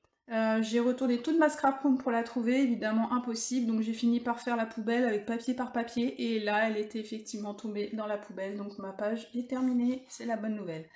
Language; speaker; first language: French; native; French